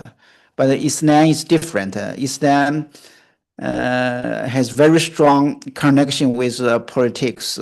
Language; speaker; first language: English; non-native, fluent; Chinese